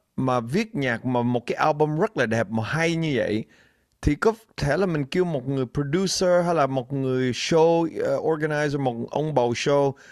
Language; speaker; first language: Vietnamese; early bilingual, other home language; English